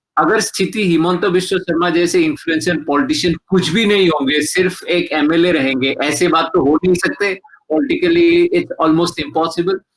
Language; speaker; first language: Hindi; non-native, local second language; Assamese